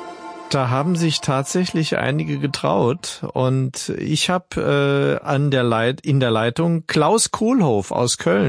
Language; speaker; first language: German; native; German